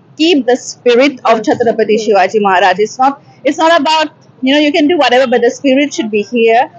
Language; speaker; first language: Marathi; early bilingual, heritage; Marathi